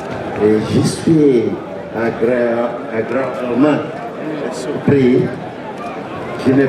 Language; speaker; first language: French; non-native, learner; Portuguese